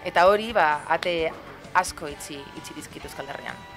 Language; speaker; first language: Basque; non-native, local second language; Spanish